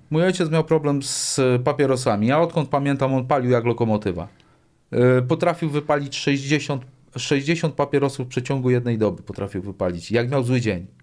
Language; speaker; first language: Polish; native; Polish